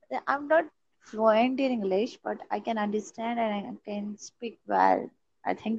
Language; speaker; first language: English; non-native, learner; Gujarati